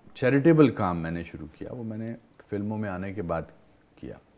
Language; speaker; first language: Hindi; native; Hindi